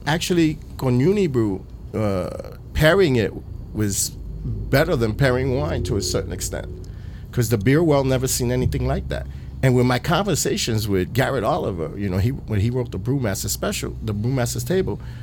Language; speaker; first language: English; early bilingual, other home language; Spanish